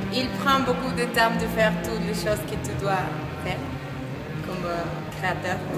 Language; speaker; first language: French; non-native, learner; Spanish